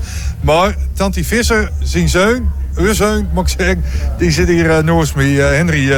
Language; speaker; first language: Dutch; native; Dutch